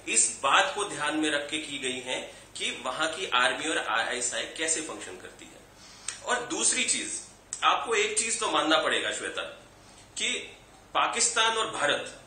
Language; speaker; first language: Hindi; native; Hindi